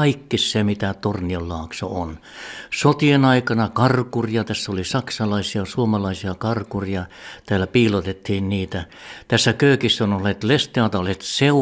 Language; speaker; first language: Finnish; early bilingual, heritage; Finnish